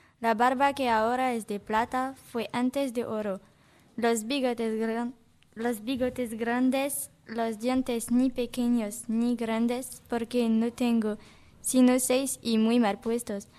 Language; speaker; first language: Spanish; non-native, learner; French